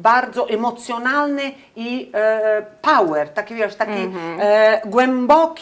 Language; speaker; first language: Polish; non-native, learner; Italian